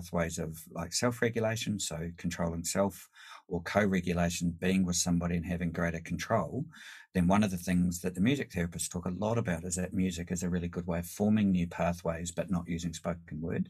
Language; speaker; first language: English; native; English